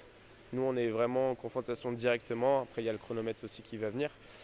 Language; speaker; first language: French; native; French